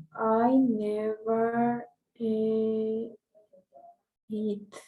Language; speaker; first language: English; non-native, learner; Spanish